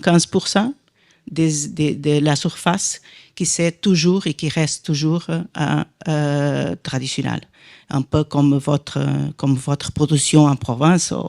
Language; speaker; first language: French; non-native, fluent; Portuguese